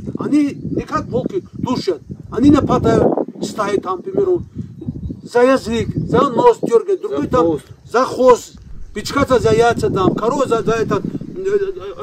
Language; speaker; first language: Russian; non-native, local second language; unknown